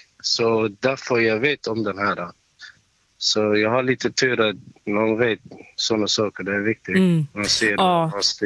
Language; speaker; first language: Swedish; non-native, learner; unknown